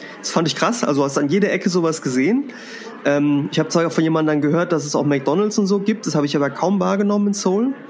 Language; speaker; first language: German; native; German